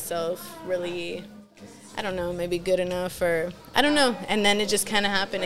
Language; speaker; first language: English; early bilingual, other home language; Spanish